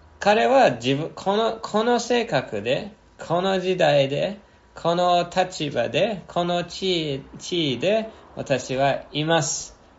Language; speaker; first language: Japanese; non-native, fluent; English